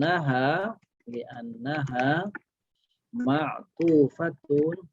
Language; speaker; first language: Arabic; non-native, fluent; Indonesian